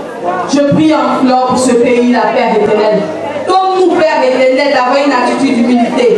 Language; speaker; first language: French; non-native, local second language; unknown